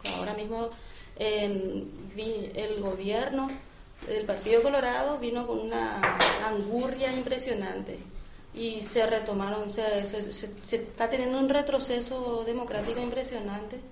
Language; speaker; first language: Spanish; native; Spanish